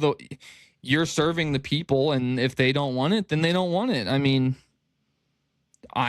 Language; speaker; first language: English; native; English